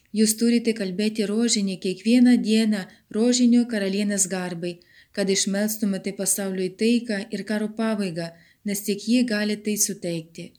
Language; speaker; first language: Lithuanian; non-native, fluent; Ukrainian